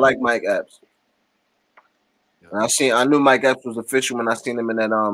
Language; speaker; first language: English; native; English